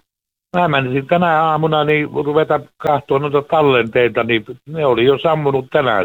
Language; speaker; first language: Finnish; native; Finnish